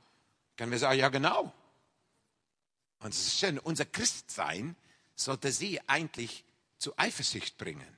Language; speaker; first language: German; non-native, fluent; English